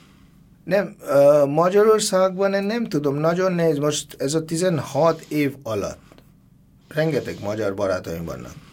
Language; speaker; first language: Hungarian; non-native, fluent; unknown